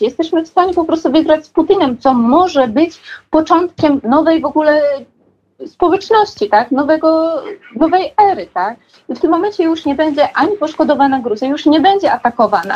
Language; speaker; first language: Polish; non-native, fluent; Georgian